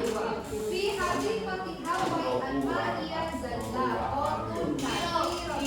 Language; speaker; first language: Arabic; non-native, learner; Indonesian